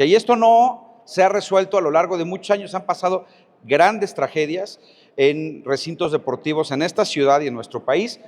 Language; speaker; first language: Spanish; native; Spanish